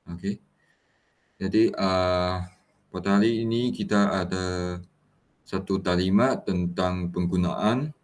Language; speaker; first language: Malay; non-native, local second language; Chinese